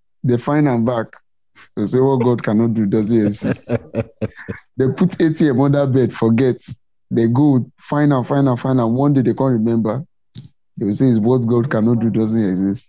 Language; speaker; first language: English; non-native, local second language; Igbo